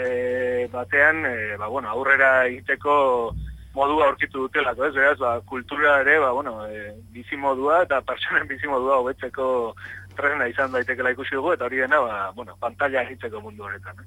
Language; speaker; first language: Basque; native; Basque